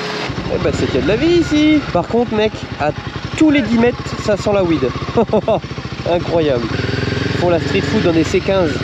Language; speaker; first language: French; native; French